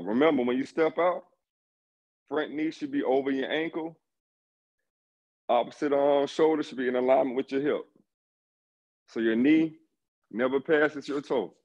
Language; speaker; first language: English; native; English